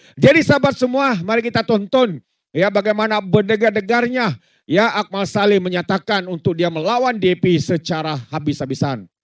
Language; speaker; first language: Malay; native; Malay